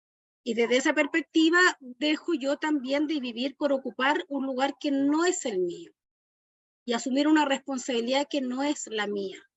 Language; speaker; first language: Spanish; native; Spanish